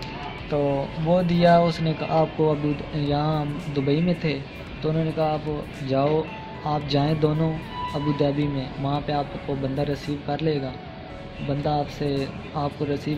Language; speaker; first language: Urdu; non-native, local second language; Punjabi